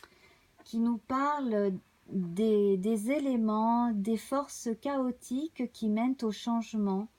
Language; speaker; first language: French; native; French